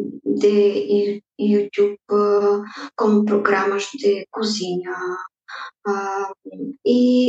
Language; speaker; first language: Portuguese; non-native, fluent; Bulgarian